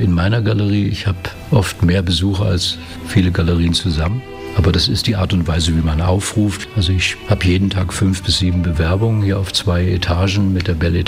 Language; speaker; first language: German; native; German